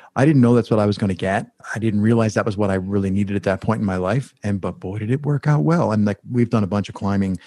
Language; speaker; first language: English; native; English